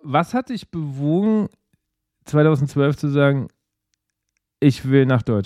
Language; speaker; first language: German; native; German